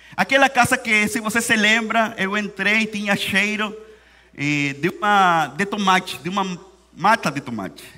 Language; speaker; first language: Portuguese; non-native, fluent; Spanish